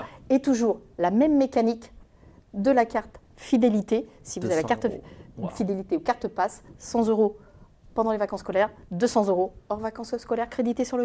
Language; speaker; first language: French; native; French